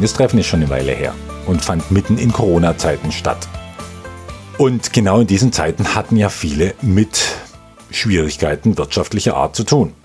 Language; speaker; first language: German; native; German